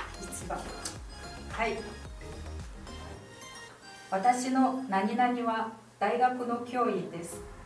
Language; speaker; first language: Japanese; non-native, fluent; Chinese